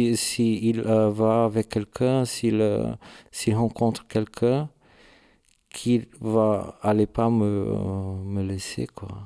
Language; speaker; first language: French; non-native, learner; Portuguese